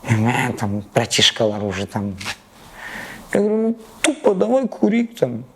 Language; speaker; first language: Russian; non-native, local second language; Kazakh